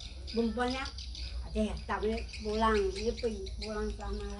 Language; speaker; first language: Indonesian; non-native, local second language; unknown